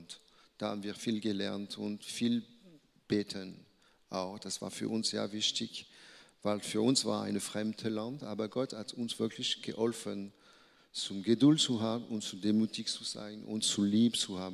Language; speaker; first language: German; non-native, learner; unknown